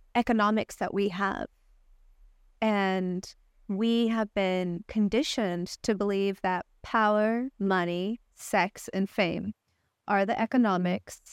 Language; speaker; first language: English; native; English